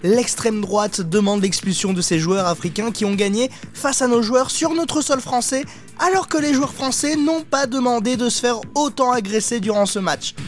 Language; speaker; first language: French; native; French